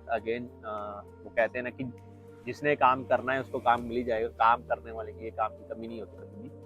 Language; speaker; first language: Hindi; non-native, local second language; Punjabi